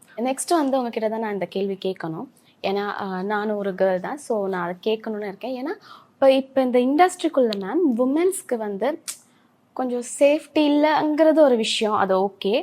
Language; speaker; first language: Tamil; native; Tamil